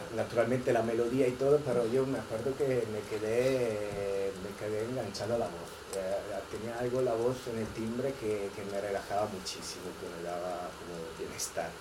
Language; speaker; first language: Spanish; non-native, fluent; Italian